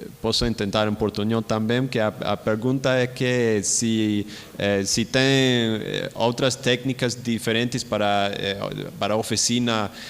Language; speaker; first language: Portuguese; non-native, learner; Spanish